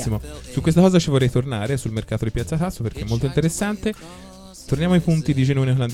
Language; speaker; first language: Italian; native; Italian